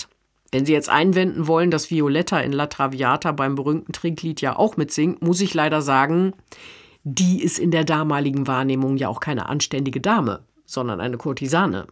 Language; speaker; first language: German; native; German